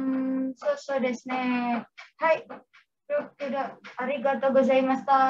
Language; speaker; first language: Japanese; non-native, learner; Indonesian